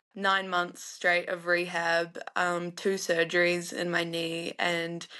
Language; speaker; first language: English; native; English